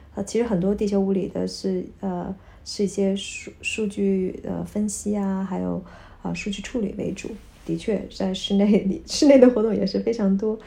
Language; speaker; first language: Chinese; native; Chinese